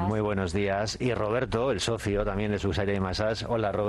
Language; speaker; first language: Spanish; native; Spanish